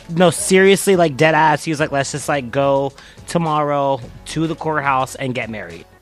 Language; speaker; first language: English; native; English